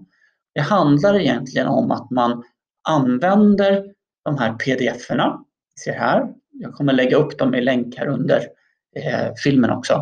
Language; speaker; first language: Swedish; native; Swedish